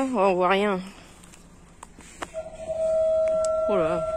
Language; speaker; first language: French; native; French